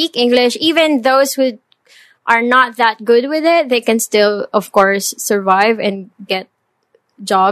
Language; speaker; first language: English; non-native, local second language; Filipino